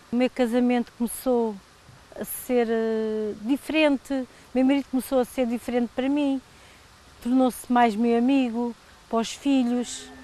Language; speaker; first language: Portuguese; native; Portuguese